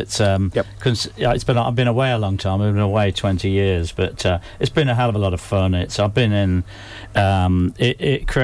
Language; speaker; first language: English; native; English